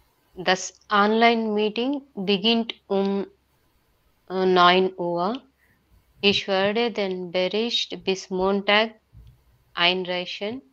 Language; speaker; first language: German; non-native, learner; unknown